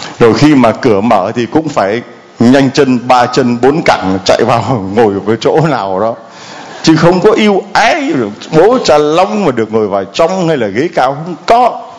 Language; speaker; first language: Vietnamese; native; Vietnamese